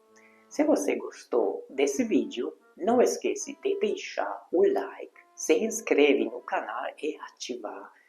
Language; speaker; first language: Portuguese; non-native, fluent; Hungarian